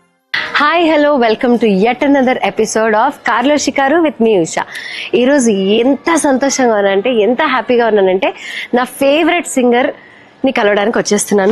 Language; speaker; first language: Telugu; native; Telugu